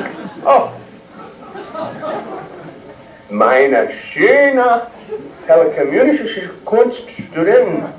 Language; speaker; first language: German; non-native, learner; English